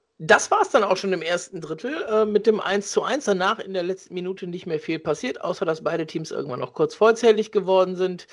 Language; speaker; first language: German; native; German